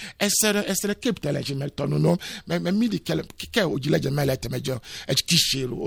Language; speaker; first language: Hungarian; non-native, fluent; Yoruba